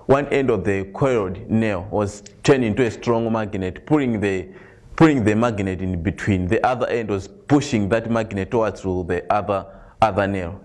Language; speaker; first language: English; non-native, local second language; Nyanja